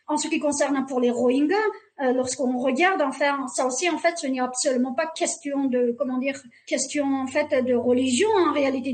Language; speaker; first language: French; non-native, fluent; Uyghur